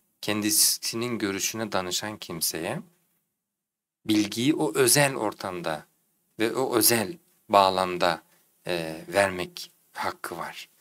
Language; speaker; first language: Turkish; native; Turkish